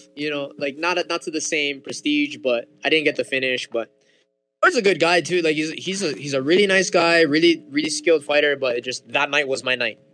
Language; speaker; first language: English; early bilingual, other home language; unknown